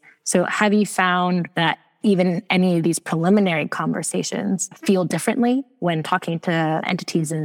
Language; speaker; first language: English; native; English